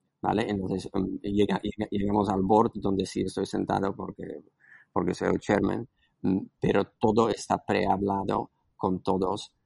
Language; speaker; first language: Spanish; non-native, fluent; Slovak